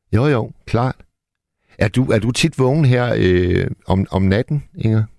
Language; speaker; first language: Danish; native; Danish